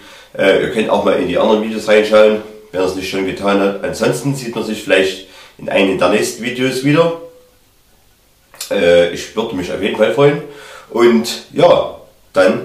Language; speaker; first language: German; native; German